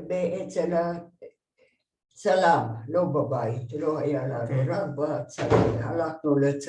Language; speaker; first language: Hebrew; non-native, fluent; Hungarian